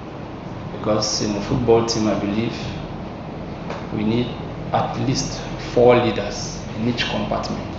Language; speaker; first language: English; non-native, local second language; Swahili